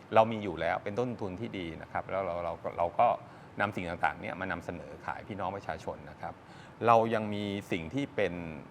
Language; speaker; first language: Thai; native; Thai